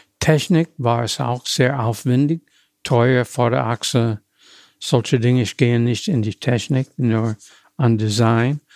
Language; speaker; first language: German; non-native, fluent; English